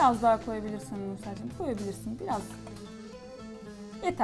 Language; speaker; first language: Turkish; native; Turkish